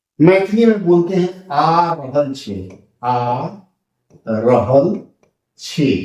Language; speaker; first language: Hindi; native; Hindi